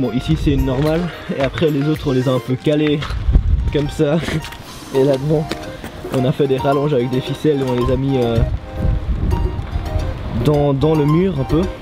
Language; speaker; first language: French; native; French